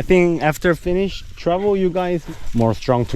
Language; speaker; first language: English; non-native, learner; Korean